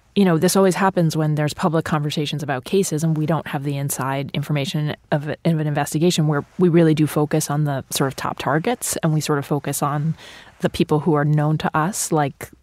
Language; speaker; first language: English; early bilingual, other home language; Ukrainian